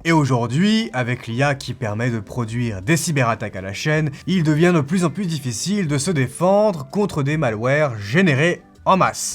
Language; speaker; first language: French; native; French